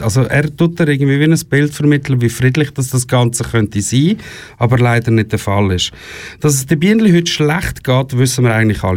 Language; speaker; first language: German; native; German